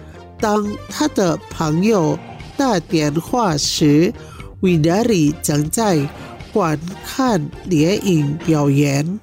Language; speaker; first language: Chinese; early bilingual, heritage; Chinese